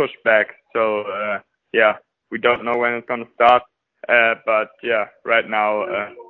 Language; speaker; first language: English; non-native, fluent; German